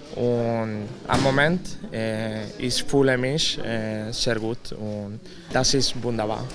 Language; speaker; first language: German; non-native, learner; Spanish